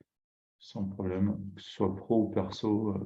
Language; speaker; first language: French; native; French